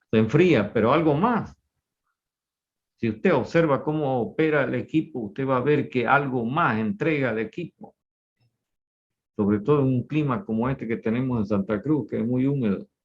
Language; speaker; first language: Spanish; native; Spanish